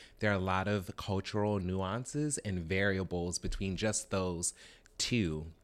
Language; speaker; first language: English; native; English